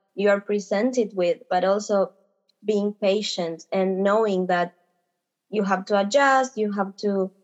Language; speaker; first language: English; non-native, fluent; Spanish